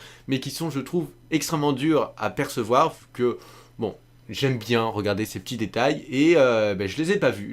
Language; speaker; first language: French; native; French